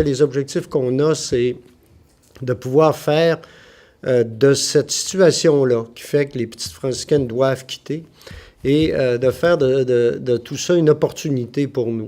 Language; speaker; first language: French; native; French